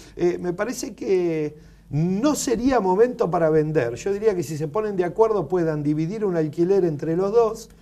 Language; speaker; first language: Spanish; native; Spanish